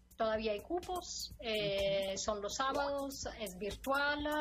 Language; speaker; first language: Spanish; non-native, fluent; Italian